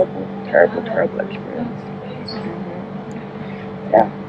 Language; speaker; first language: English; non-native, local second language; Hausa